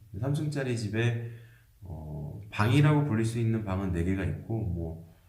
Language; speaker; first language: Korean; native; Korean